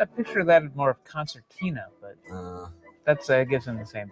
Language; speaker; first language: English; native; English